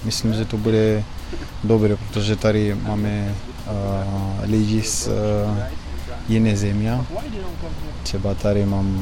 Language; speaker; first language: Czech; non-native, learner; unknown